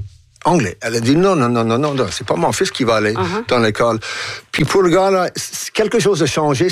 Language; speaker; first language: French; non-native, fluent; English